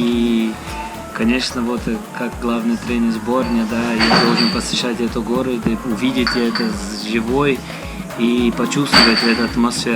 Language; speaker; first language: Russian; non-native, learner; Portuguese